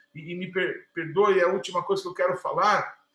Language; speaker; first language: Portuguese; native; Portuguese